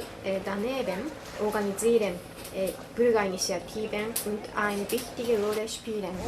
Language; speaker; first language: German; non-native, learner; Japanese